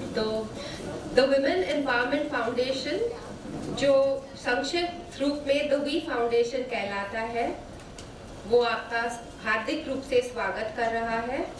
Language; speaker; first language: Hindi; non-native, local second language; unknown